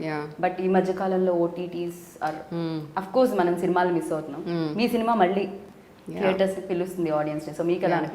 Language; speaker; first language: Telugu; native; Telugu